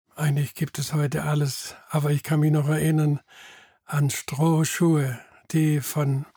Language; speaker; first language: German; native; German